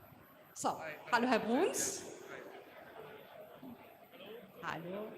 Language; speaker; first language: German; native; German